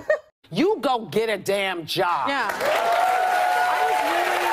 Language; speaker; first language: English; native; English